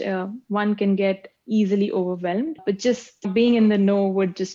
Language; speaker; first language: English; non-native, local second language; Marathi